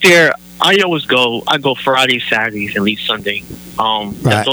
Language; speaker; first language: English; native; English